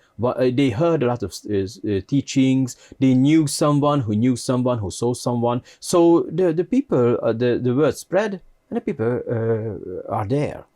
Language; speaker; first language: English; non-native, fluent; Hungarian